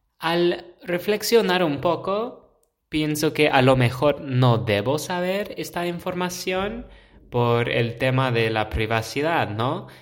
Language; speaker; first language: Spanish; non-native, fluent; English